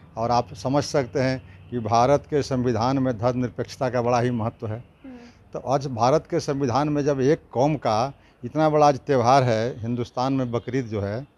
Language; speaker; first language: Hindi; native; Hindi